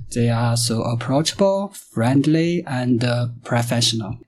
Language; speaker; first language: English; non-native, fluent; Chinese